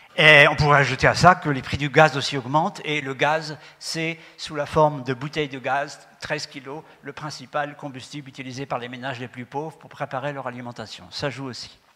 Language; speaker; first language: French; native; French